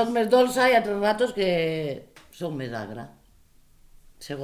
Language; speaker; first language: Catalan; native; Catalan